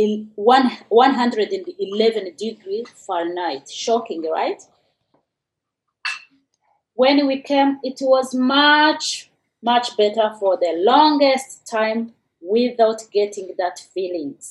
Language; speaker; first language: English; non-native, local second language; Kinyarwanda